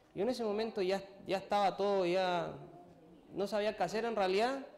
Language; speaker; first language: Spanish; native; Spanish